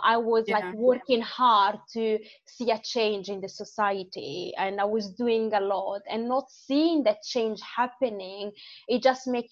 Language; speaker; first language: English; non-native, fluent; Italian